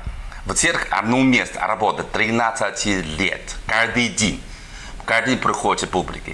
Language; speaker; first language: Russian; non-native, learner; Chinese